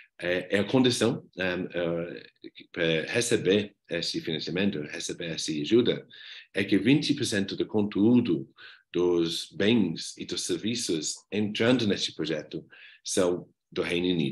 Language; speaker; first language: Portuguese; non-native, fluent; English